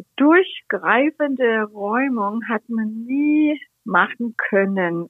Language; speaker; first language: German; non-native, fluent; Danish